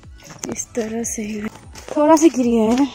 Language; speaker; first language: Hindi; non-native, local second language; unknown